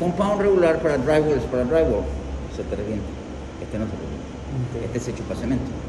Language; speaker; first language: Spanish; native; Spanish